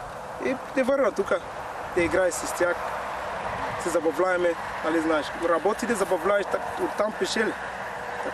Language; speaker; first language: Bulgarian; non-native, learner; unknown